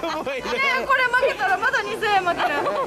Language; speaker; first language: Japanese; native; Japanese